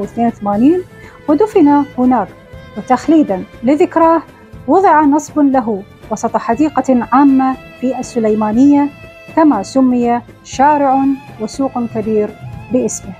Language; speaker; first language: Arabic; non-native, local second language; Kurdish